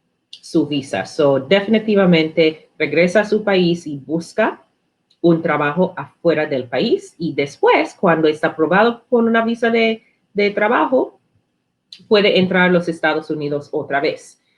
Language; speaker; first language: Spanish; non-native, learner; English